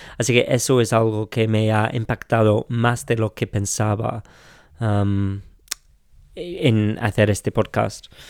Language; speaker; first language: Spanish; non-native, fluent; English